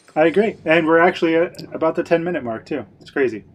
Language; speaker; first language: English; native; English